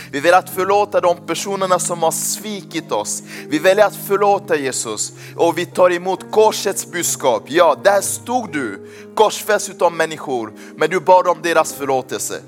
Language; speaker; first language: Swedish; early bilingual, other home language; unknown